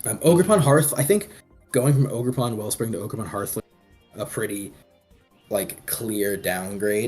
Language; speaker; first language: English; native; English